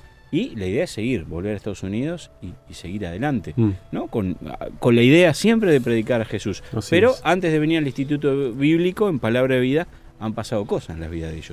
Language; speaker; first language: Spanish; native; Spanish